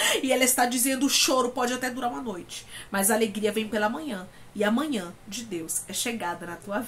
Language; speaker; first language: Portuguese; native; Portuguese